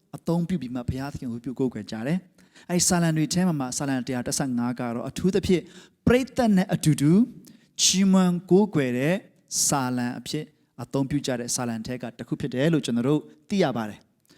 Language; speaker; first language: Burmese; non-native, local second language; Hakha Chin